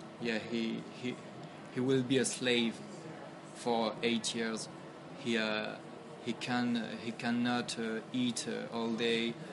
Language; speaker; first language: English; non-native, learner; French